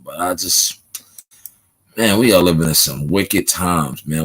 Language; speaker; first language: English; native; English